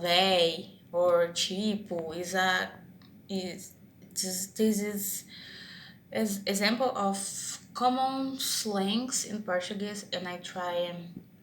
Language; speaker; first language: English; non-native, learner; Portuguese